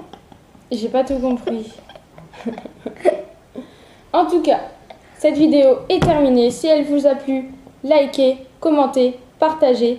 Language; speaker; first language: French; native; French